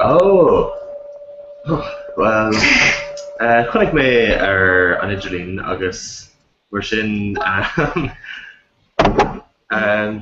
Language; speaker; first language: Irish; non-native, local second language; English